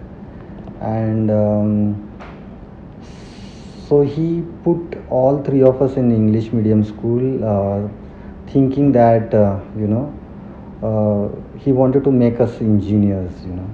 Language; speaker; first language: English; non-native, local second language; Marathi